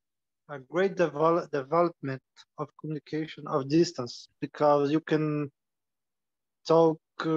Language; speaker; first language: English; non-native, learner; Portuguese